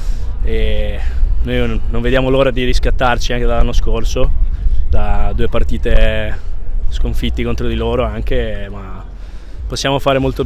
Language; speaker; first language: Italian; native; Italian